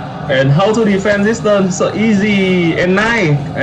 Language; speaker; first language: English; non-native, learner; Vietnamese